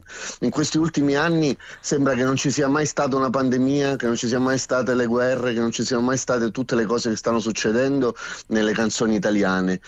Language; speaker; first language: Italian; native; Italian